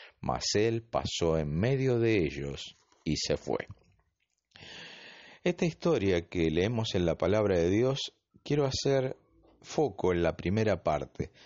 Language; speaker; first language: Spanish; native; Spanish